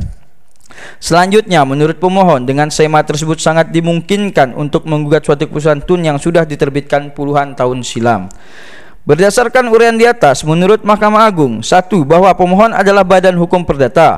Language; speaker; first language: Indonesian; native; Indonesian